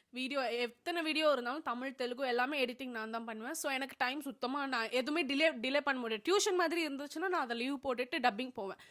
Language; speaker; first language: Tamil; non-native, local second language; Telugu